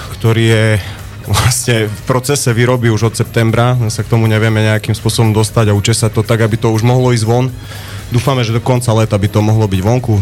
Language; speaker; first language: Slovak; native; Slovak